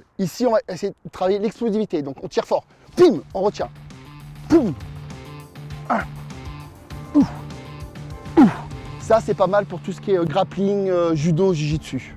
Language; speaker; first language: French; native; French